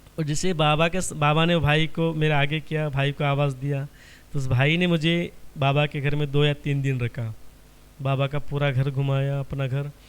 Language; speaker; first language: Hindi; non-native, local second language; Marathi